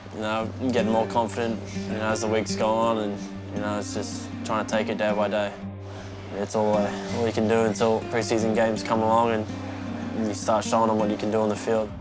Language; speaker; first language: English; native; English